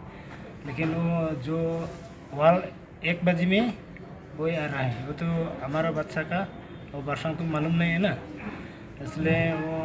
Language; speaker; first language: Hindi; non-native, local second language; Khasi